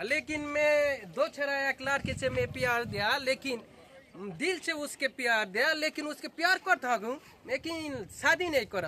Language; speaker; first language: Hindi; non-native, local second language; Bangla